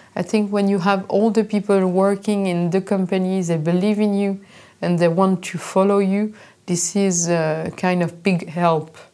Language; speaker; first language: English; non-native, fluent; French